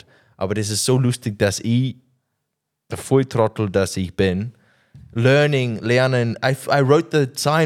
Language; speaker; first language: German; non-native, learner; English